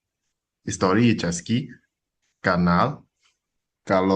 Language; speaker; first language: Russian; non-native, learner; Indonesian